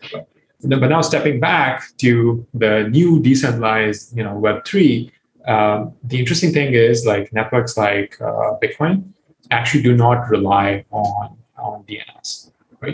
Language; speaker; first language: English; non-native, local second language; Urdu